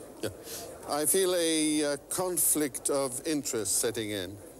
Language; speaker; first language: English; native; English